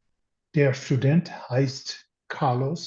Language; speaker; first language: German; non-native, learner; English